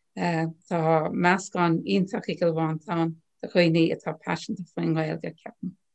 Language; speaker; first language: Irish; non-native, local second language; English